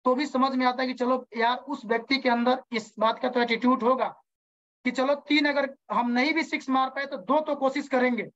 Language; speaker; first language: Hindi; native; Hindi